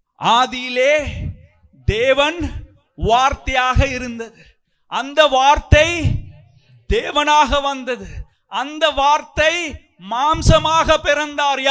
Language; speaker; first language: Tamil; non-native, local second language; Sinhala